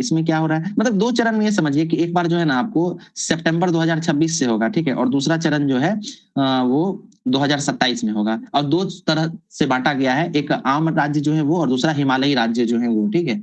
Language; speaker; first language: Hindi; native; Hindi